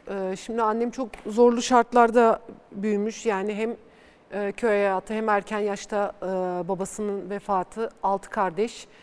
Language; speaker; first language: Turkish; early bilingual, other home language; Bulgarian